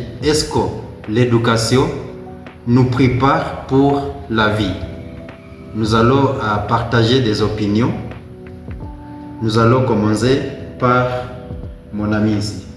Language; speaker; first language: French; non-native, learner; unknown